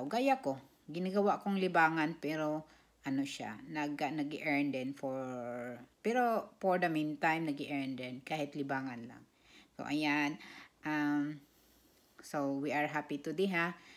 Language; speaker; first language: Filipino; non-native, local second language; Cebuano